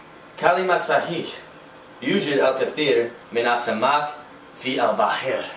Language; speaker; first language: Arabic; non-native, learner; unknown